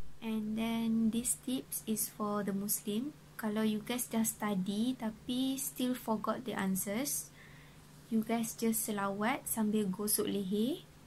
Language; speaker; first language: English; non-native, local second language; Malay